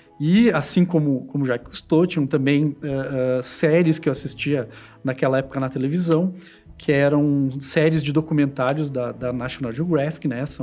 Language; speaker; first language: Portuguese; native; Portuguese